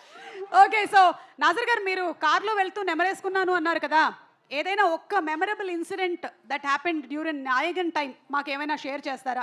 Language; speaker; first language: Telugu; native; Telugu